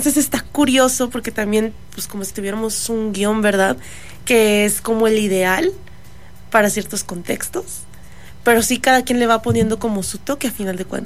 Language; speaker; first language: Spanish; native; Spanish